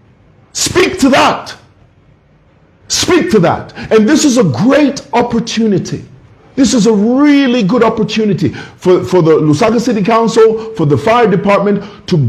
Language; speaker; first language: English; non-native, local second language; Bemba